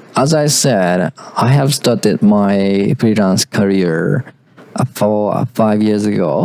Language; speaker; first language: English; non-native, learner; Japanese